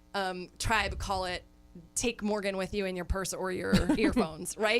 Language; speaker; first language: English; native; English